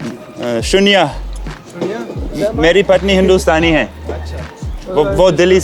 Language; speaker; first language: Hindi; non-native, learner; English